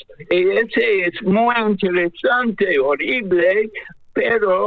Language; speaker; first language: Spanish; non-native, fluent; English